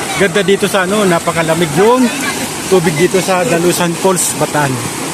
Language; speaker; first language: Filipino; native; Filipino